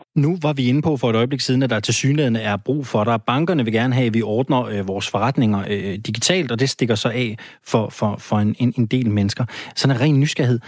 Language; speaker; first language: Danish; native; Danish